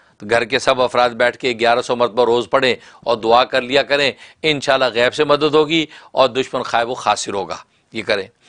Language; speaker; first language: Urdu; non-native, local second language; Punjabi